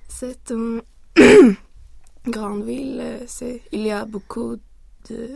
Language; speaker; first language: French; non-native, learner; Swedish